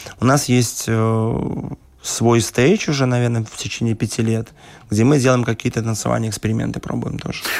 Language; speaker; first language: Russian; native; Russian